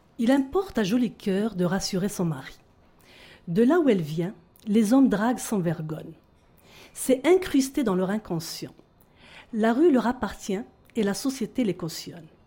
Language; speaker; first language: French; non-native, local second language; Arabic